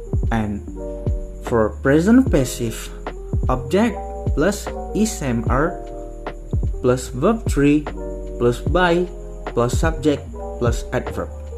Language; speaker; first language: English; non-native, learner; Indonesian